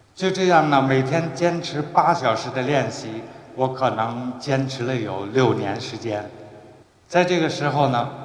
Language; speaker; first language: Chinese; native; Chinese